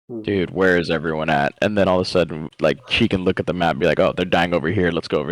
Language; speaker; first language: English; native; English